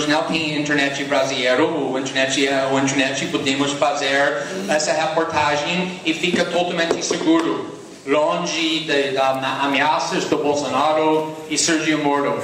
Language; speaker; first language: Portuguese; non-native, learner; English